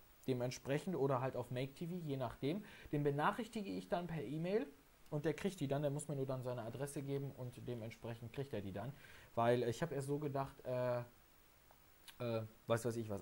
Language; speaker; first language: German; native; German